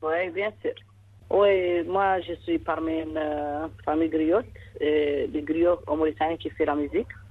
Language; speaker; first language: French; non-native, learner; Arabic